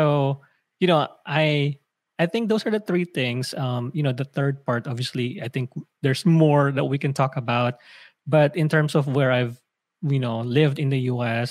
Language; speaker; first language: English; non-native, local second language; Filipino